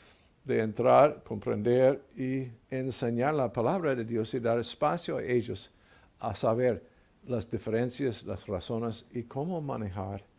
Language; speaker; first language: Spanish; non-native, learner; English